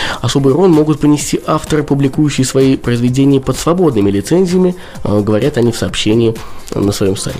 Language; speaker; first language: Russian; native; Russian